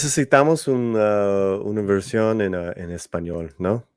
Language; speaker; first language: Spanish; early bilingual, heritage; English